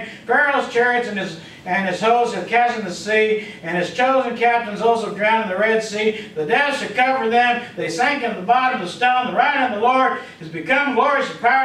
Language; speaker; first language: English; native; English